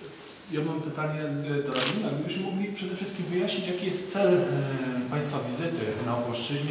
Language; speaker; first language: Polish; native; Polish